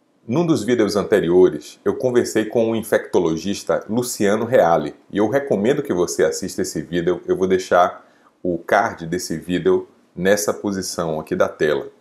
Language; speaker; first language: Portuguese; native; Portuguese